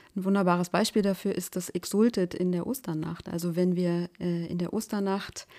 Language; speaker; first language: German; native; German